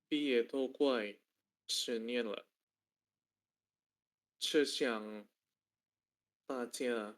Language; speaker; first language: Chinese; non-native, learner; Indonesian